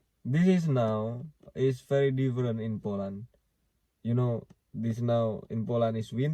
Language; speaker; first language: English; non-native, learner; Indonesian